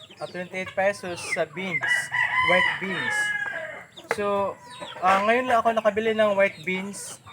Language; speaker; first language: Filipino; non-native, local second language; Cebuano